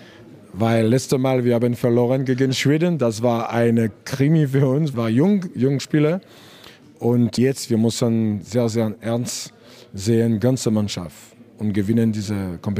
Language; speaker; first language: German; non-native, learner; French